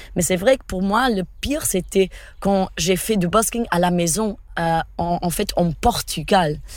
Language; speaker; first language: French; non-native, fluent; Portuguese